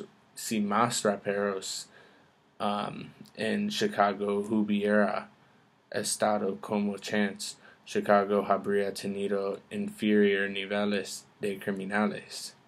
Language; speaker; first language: Spanish; non-native, learner; English